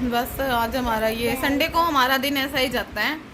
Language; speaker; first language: Hindi; native; Hindi